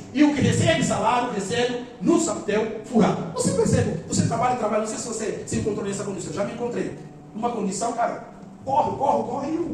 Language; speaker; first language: Portuguese; non-native, local second language; Upper Guinea Crioulo